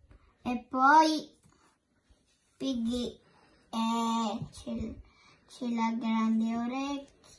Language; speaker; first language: Italian; early bilingual, other home language; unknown